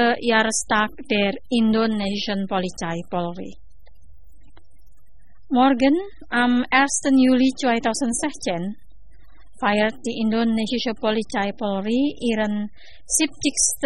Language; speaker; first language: German; non-native, fluent; Indonesian